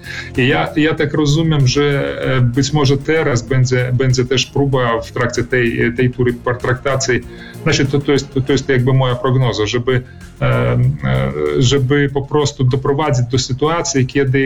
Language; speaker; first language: Polish; early bilingual, heritage; Polish